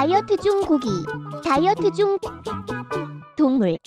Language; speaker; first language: Korean; non-native, learner; Cantonese